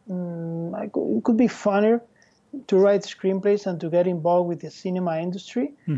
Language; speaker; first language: English; non-native, fluent; Spanish